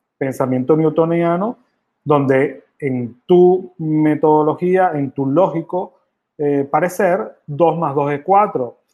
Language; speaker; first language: Spanish; native; Spanish